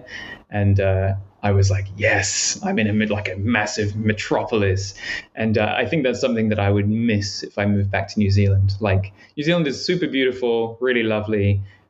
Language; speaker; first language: English; native; English